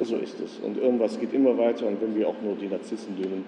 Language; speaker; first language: German; native; German